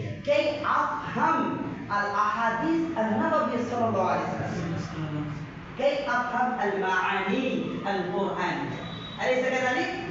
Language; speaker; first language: Arabic; non-native, fluent; Bangla